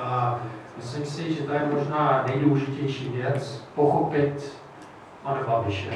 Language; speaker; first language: Czech; non-native, fluent; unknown